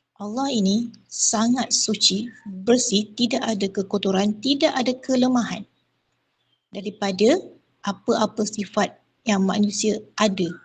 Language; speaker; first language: Malay; native; Malay